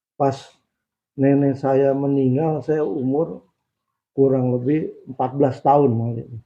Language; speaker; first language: Indonesian; native; Indonesian